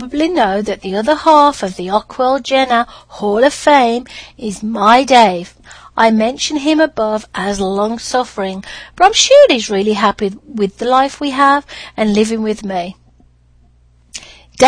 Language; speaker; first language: English; native; English